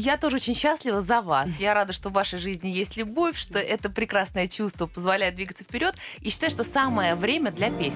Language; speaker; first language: Russian; native; Russian